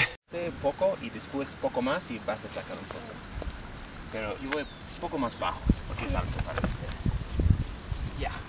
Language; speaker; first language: Spanish; non-native, learner; English